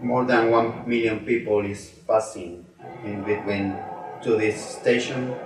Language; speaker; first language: English; non-native, learner; Spanish